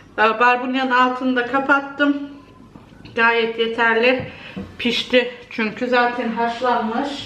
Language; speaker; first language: Turkish; early bilingual, heritage; Turkish